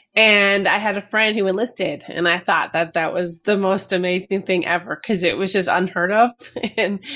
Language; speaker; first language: English; native; English